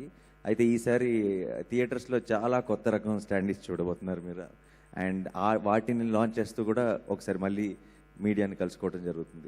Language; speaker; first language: Telugu; native; Telugu